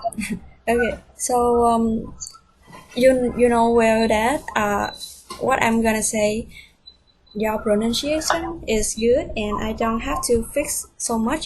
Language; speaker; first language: English; non-native, fluent; Vietnamese